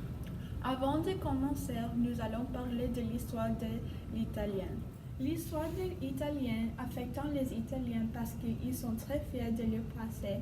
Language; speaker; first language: French; non-native, learner; English